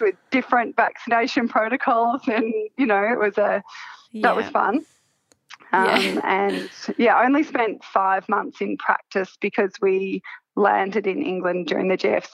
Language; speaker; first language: English; native; English